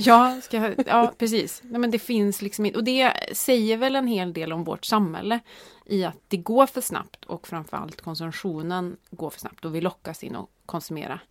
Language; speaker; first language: Swedish; native; Swedish